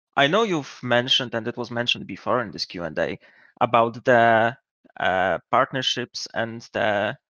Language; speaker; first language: English; non-native, learner; Polish